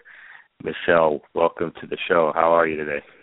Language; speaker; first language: English; native; English